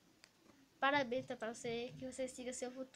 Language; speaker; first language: Portuguese; native; Portuguese